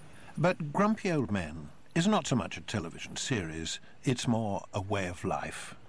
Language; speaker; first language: English; native; English